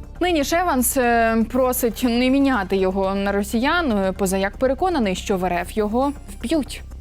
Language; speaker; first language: Ukrainian; native; Ukrainian